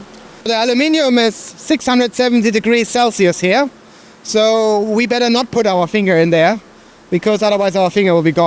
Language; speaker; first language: English; non-native, fluent; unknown